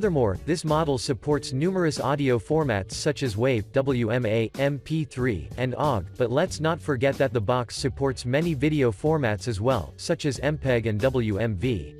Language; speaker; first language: English; non-native, fluent; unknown